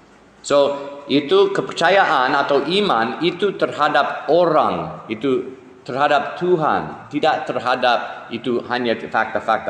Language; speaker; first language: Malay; non-native, fluent; English